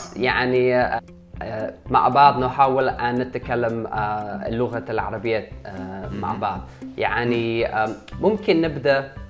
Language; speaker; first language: Arabic; non-native, fluent; English